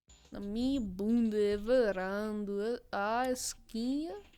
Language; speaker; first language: Portuguese; non-native, learner; English